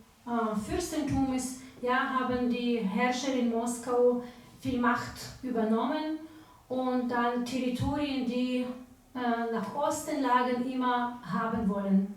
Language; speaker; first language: German; non-native, fluent; Ukrainian